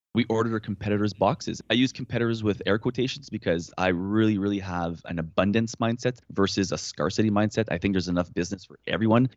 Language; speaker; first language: English; non-native, fluent; French